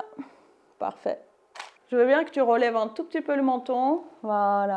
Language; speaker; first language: French; native; French